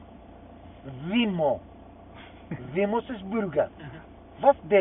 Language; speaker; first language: German; non-native, learner; Greek